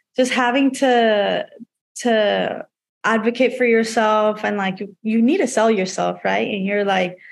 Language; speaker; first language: English; non-native, fluent; Spanish